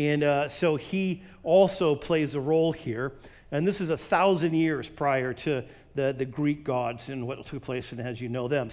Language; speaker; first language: English; native; English